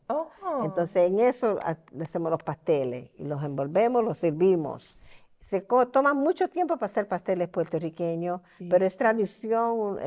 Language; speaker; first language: Spanish; early bilingual, heritage; Spanish